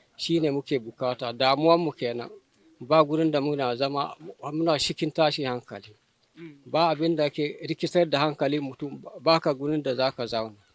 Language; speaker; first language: Hausa; non-native, local second language; Fula